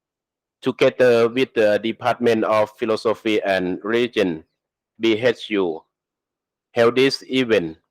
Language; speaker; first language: English; non-native, learner; Thai